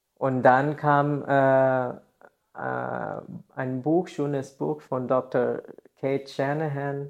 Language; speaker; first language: German; non-native, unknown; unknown